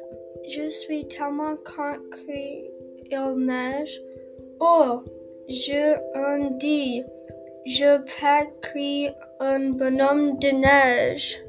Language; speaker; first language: French; non-native, learner; English